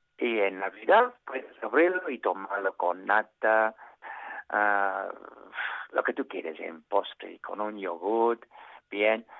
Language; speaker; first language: Spanish; non-native, fluent; English